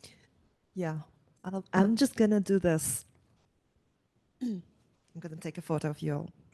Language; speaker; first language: English; non-native, fluent; Russian